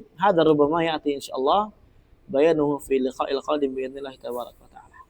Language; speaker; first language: Arabic; non-native, fluent; Indonesian